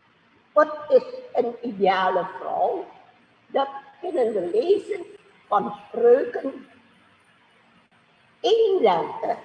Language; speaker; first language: Dutch; non-native, fluent; Indonesian